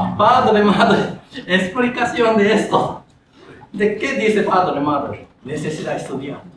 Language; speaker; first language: Spanish; non-native, learner; Japanese